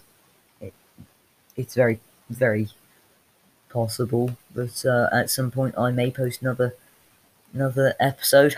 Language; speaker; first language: English; native; English